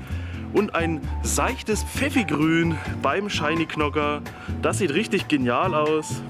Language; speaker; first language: German; native; German